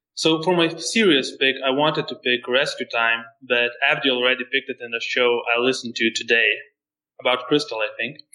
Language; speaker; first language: English; non-native, fluent; Lithuanian